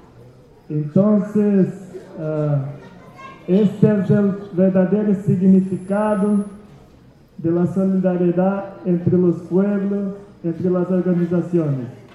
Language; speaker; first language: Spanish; non-native, fluent; Portuguese